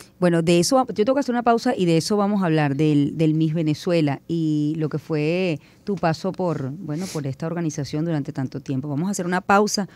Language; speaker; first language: Spanish; native; Spanish